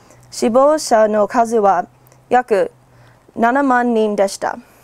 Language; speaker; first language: Japanese; non-native, fluent; English